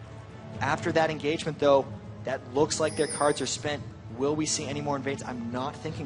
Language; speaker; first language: English; native; English